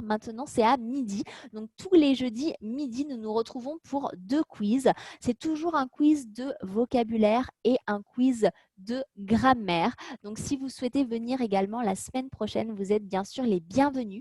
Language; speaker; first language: French; native; French